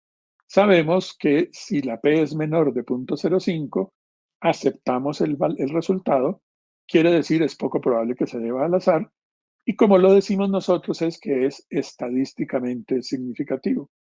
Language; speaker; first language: Spanish; native; Spanish